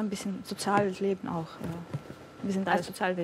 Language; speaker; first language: German; non-native, fluent; Russian